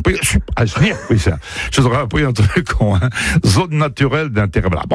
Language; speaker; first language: French; native; French